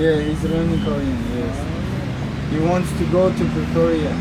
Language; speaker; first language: English; non-native, learner; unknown